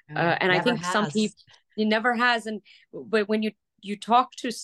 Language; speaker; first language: English; early bilingual, other home language; Arabic